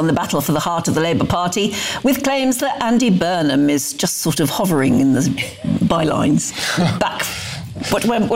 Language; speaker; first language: English; native; English